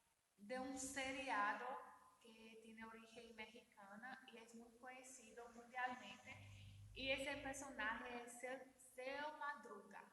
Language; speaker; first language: Spanish; non-native, learner; Portuguese